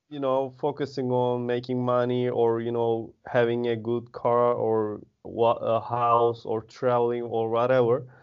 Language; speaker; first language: English; non-native, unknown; Turkish